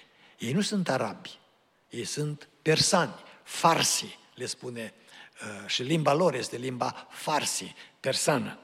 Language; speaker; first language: Romanian; native; Romanian